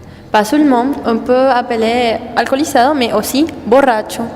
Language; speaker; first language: French; non-native, learner; Spanish